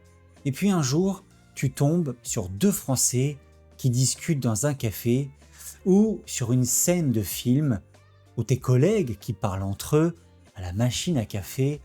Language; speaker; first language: French; native; French